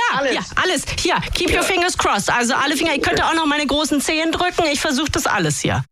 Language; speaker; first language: German; native; German